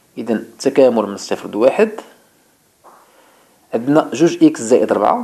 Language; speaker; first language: Arabic; native; Arabic